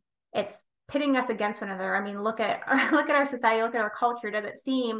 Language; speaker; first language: English; native; English